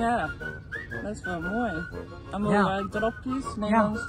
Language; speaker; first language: Dutch; early bilingual, heritage; English